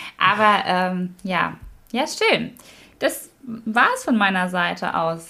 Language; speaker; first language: German; native; German